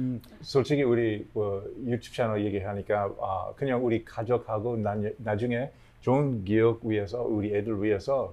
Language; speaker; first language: Korean; non-native, learner; English